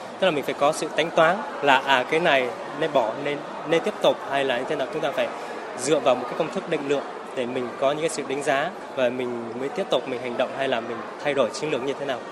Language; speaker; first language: Vietnamese; non-native, local second language; Hmong